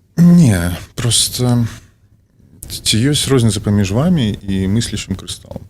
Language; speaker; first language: Belarusian; non-native, local second language; Russian